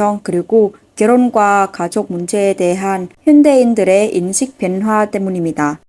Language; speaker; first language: Korean; non-native, fluent; Vietnamese